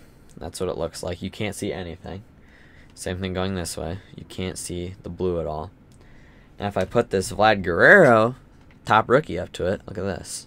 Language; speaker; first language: English; native; English